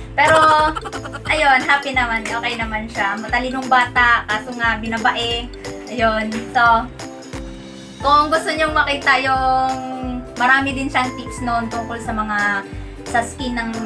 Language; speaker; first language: Filipino; non-native, local second language; Cebuano